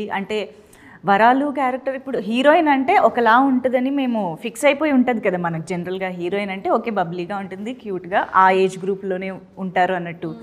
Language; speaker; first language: Telugu; native; Telugu